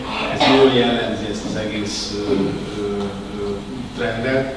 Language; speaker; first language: Hungarian; native; Hungarian